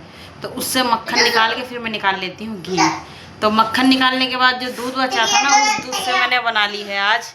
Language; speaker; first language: Hindi; native; Hindi